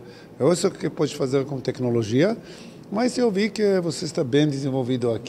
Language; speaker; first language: Portuguese; non-native, fluent; Hebrew